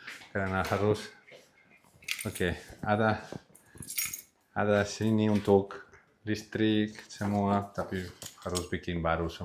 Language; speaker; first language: Indonesian; non-native, learner; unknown